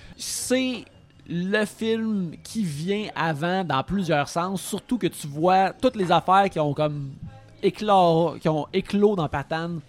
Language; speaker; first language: French; native; French